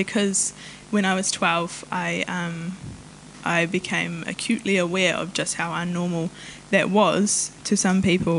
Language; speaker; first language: English; non-native, local second language; Māori